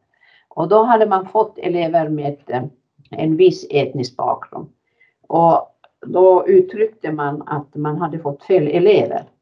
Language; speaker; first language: Swedish; non-native, fluent; Finnish